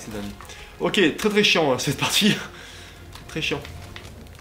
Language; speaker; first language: French; native; French